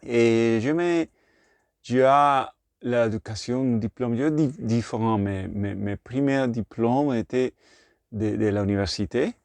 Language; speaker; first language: French; non-native, learner; Spanish